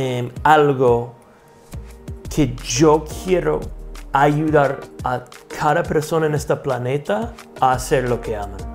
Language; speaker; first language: Spanish; non-native, fluent; English